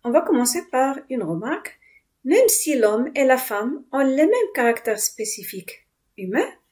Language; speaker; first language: French; non-native, local second language; Arabic